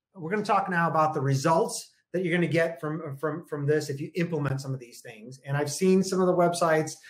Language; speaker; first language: English; native; English